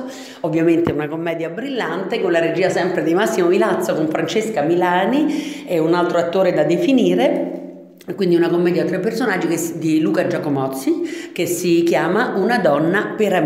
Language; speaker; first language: Italian; native; Italian